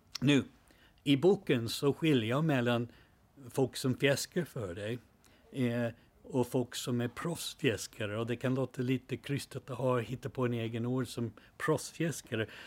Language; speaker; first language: Swedish; non-native, fluent; English